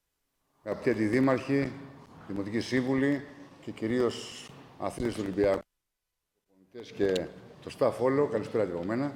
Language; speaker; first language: Greek; native; Greek